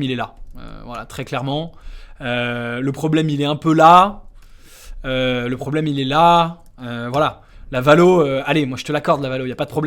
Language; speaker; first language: French; native; French